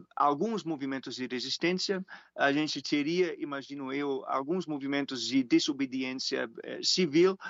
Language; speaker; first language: Portuguese; non-native, fluent; German